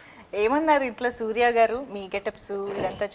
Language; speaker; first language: Telugu; native; Telugu